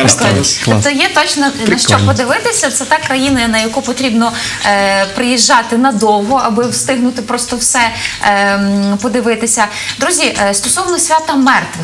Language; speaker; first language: Ukrainian; native; Ukrainian